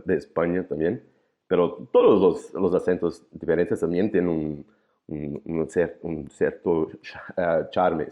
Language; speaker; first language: Spanish; non-native, fluent; Portuguese